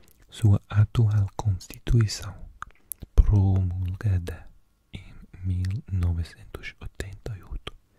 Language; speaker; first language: Portuguese; non-native, learner; English